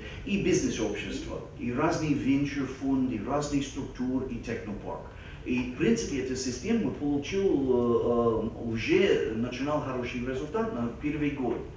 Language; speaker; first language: Russian; non-native, fluent; English